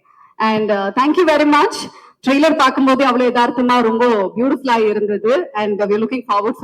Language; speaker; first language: Tamil; native; Tamil